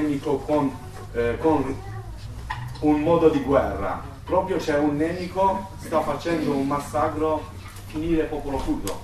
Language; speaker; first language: Italian; non-native, learner; Turkish